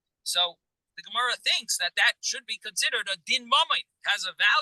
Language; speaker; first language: English; native; English